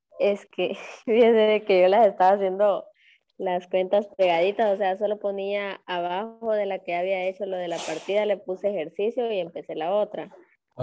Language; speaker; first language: Spanish; native; Spanish